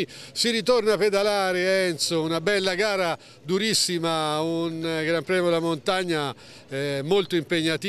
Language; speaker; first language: Italian; native; Italian